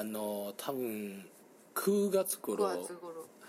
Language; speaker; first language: Japanese; non-native, learner; Chinese